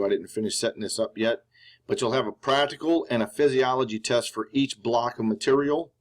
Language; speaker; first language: English; native; English